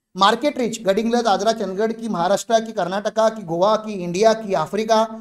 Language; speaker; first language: Hindi; non-native, local second language; Marathi